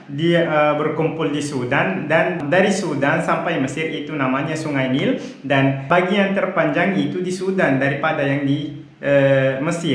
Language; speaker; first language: Indonesian; non-native, fluent; Arabic